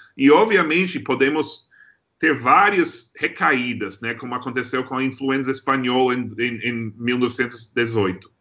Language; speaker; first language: Portuguese; non-native, fluent; English